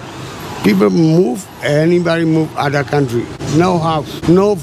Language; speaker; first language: English; non-native, learner; Burmese